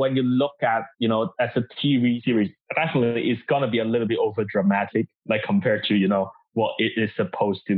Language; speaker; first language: English; non-native, local second language; Cantonese